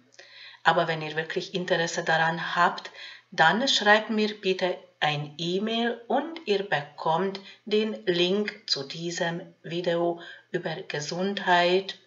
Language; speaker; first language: German; non-native, fluent; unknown